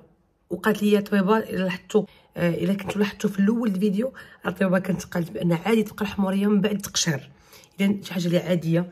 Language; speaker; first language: Arabic; native; Arabic